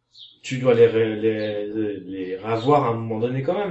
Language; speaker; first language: French; native; French